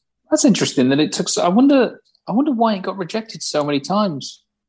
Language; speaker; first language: English; native; English